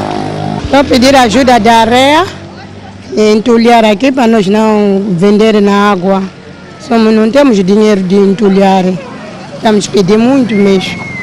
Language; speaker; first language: Portuguese; non-native, local second language; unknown